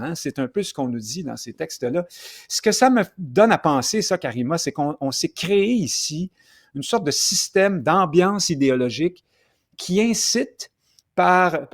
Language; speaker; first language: French; native; French